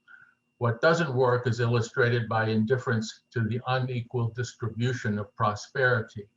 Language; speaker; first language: English; native; English